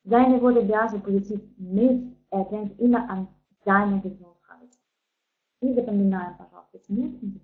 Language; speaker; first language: German; non-native, fluent; Russian